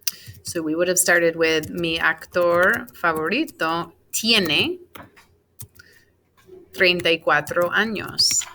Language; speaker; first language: Spanish; non-native, fluent; English